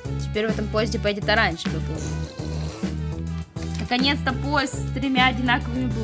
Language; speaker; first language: Russian; native; Russian